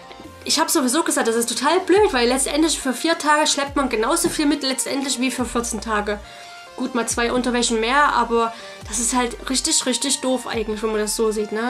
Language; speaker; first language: German; native; German